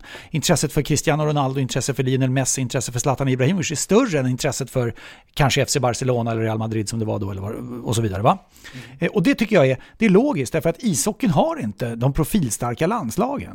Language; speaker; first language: Swedish; native; Swedish